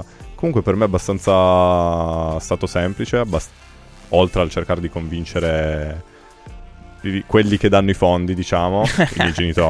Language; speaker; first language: Italian; native; Italian